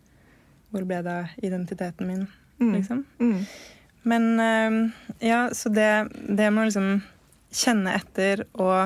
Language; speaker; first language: Norwegian; native; Norwegian